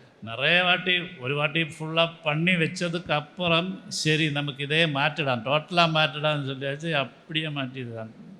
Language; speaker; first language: Tamil; non-native, local second language; Malayalam